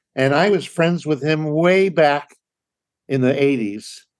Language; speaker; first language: English; native; English